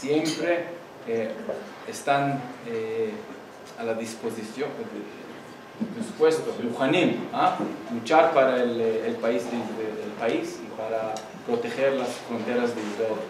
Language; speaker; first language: Spanish; non-native, learner; Hebrew